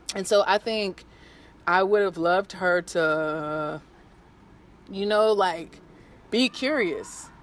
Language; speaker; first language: English; native; English